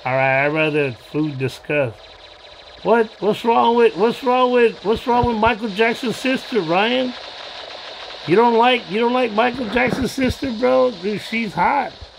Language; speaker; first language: English; early bilingual, other home language; Spanish